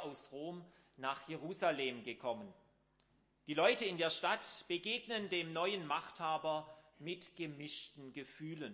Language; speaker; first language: German; native; German